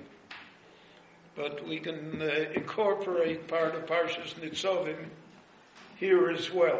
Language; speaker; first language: English; native; English